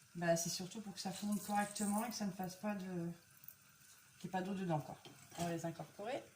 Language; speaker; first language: French; native; French